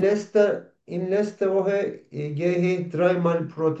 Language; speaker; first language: German; non-native, learner; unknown